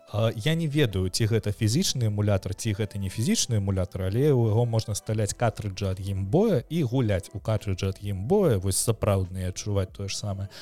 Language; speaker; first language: Belarusian; non-native, local second language; Russian